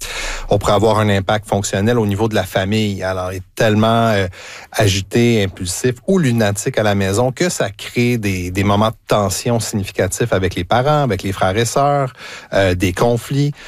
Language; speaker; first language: French; native; French